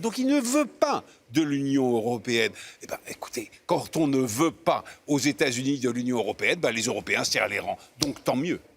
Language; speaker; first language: French; native; French